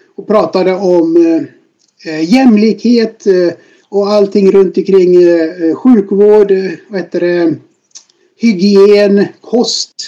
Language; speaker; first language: Swedish; native; Swedish